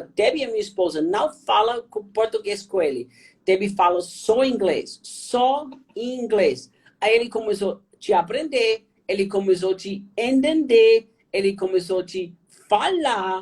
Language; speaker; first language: Portuguese; non-native, fluent; German